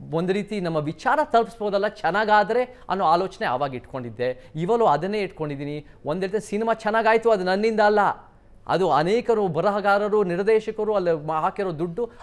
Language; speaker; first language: Kannada; early bilingual, heritage; Kannada